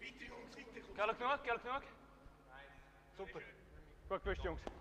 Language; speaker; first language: German; native; German